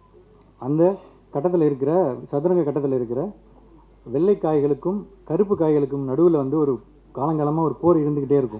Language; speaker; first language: Tamil; native; Tamil